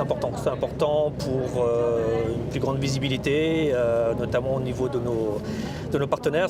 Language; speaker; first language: French; native; French